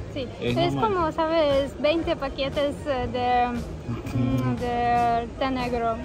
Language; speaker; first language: Spanish; non-native, learner; Ukrainian